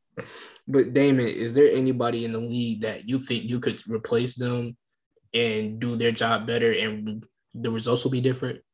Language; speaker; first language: English; native; English